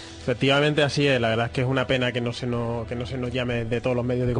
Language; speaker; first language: Spanish; native; Spanish